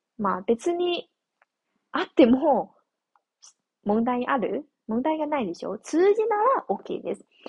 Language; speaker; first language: Japanese; non-native, fluent; Chinese